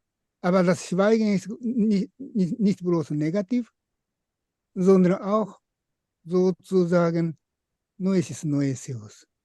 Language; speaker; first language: German; non-native, fluent; Japanese